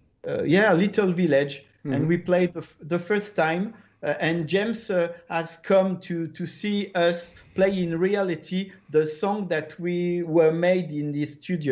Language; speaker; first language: English; non-native, learner; French